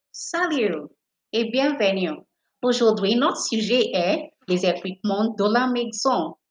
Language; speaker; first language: French; non-native, fluent; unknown